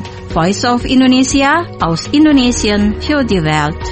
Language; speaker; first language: German; non-native, fluent; Indonesian